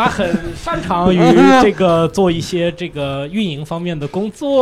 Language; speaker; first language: Chinese; native; Chinese